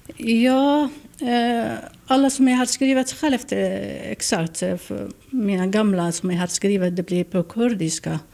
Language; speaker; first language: Swedish; non-native, learner; Kurdish